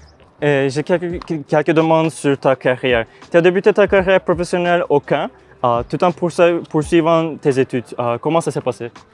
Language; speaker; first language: French; non-native, learner; Turkish